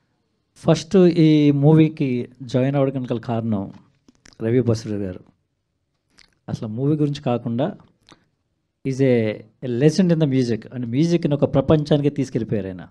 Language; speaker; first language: Telugu; native; Telugu